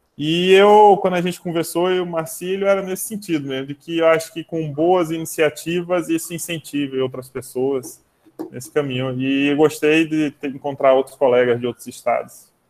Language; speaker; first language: Portuguese; native; Portuguese